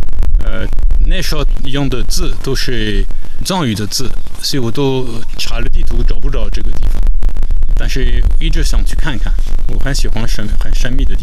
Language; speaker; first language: Chinese; non-native, fluent; French